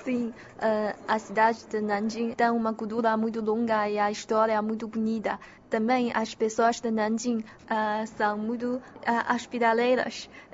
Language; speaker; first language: Portuguese; non-native, fluent; Chinese